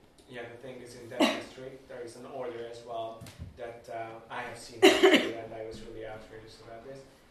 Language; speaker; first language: English; non-native, fluent; Hungarian